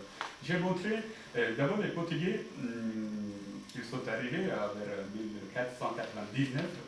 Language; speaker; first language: French; non-native, fluent; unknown